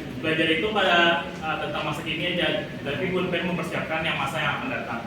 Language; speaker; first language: Malay; native; Malay